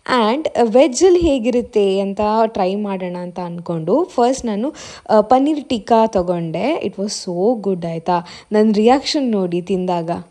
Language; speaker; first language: Kannada; non-native, local second language; Tulu